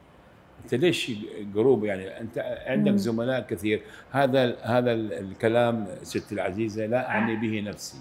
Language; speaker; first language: Arabic; native; Arabic